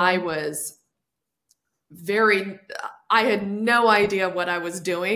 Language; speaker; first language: English; native; English